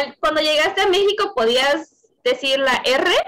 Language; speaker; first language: Spanish; native; Spanish